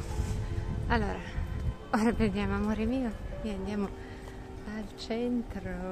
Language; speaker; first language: Italian; non-native, learner; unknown